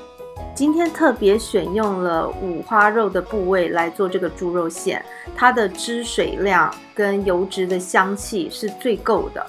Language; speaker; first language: Chinese; native; Chinese